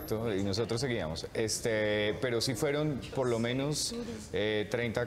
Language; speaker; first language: Spanish; native; Spanish